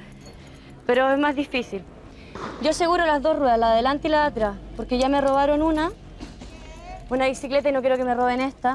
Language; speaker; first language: Spanish; native; Spanish